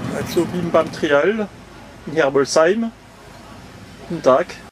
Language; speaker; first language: German; non-native, learner; French